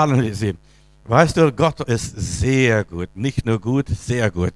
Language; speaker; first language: German; native; German